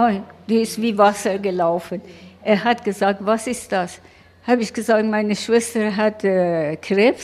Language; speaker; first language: German; non-native, learner; Persian